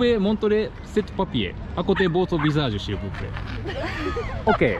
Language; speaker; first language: French; non-native, learner; Japanese